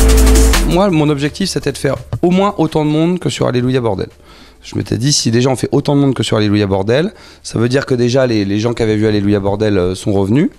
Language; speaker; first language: French; native; French